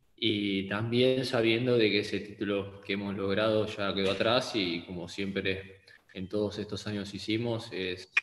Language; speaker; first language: Spanish; native; Spanish